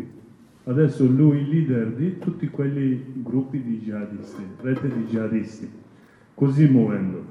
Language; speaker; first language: Italian; non-native, learner; Kurdish